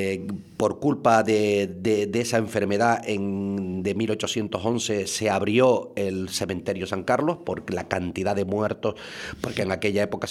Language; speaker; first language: Spanish; native; Spanish